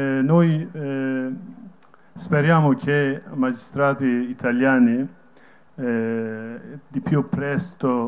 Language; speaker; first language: Italian; non-native, learner; Kurdish